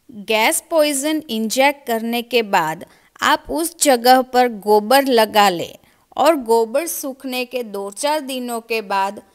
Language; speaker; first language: Hindi; non-native, local second language; Gujarati